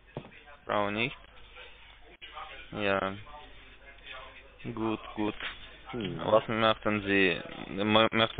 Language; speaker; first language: German; non-native, learner; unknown